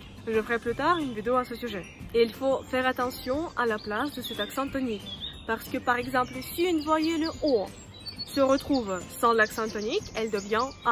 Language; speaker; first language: French; non-native, fluent; Russian